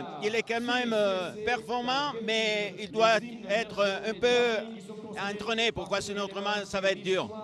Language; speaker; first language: French; non-native, local second language; Italian